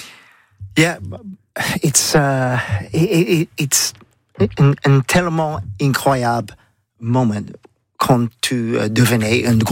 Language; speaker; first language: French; non-native, learner; English